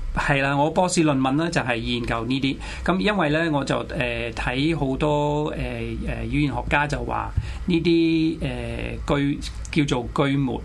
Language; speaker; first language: Cantonese; non-native, fluent; English